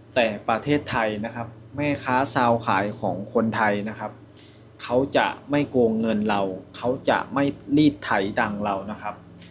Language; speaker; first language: Thai; native; Thai